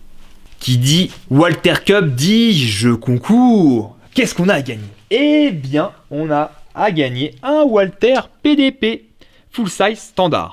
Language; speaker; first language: French; native; French